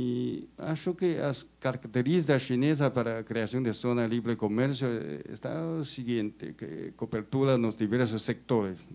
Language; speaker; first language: Portuguese; non-native, learner; Chinese